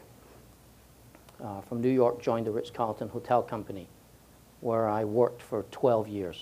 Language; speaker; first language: English; native; English